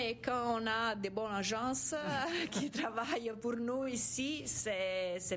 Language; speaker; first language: French; non-native, fluent; Italian